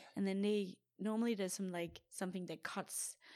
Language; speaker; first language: English; non-native, fluent; Danish